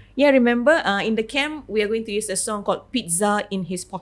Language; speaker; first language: English; non-native, fluent; Malay